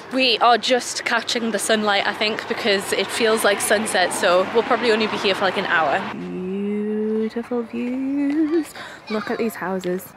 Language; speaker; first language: English; native; English